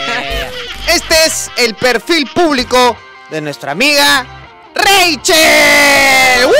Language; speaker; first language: Spanish; native; Spanish